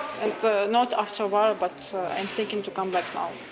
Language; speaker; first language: English; non-native, fluent; Ukrainian